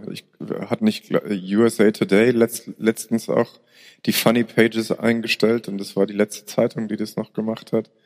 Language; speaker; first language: German; native; German